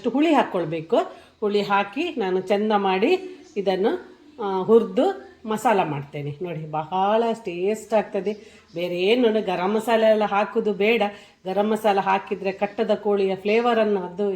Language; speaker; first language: Kannada; non-native, local second language; Tulu